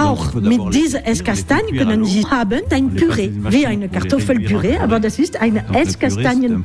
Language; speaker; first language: German; non-native, learner; French